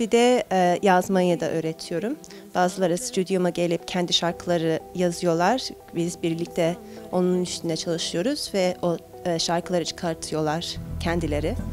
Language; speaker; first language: Turkish; early bilingual, heritage; Turkish